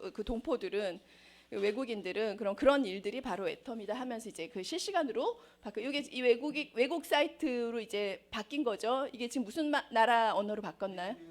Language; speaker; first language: Korean; native; Korean